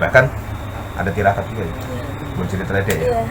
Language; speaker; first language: Indonesian; native; Indonesian